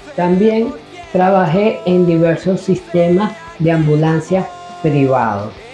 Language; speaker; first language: Spanish; native; Spanish